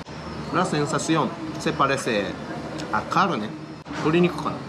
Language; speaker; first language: Spanish; non-native, fluent; Japanese